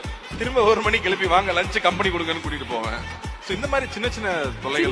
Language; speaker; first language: Tamil; native; Tamil